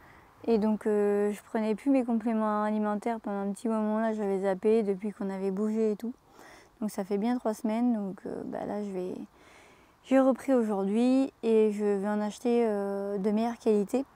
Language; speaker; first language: French; native; French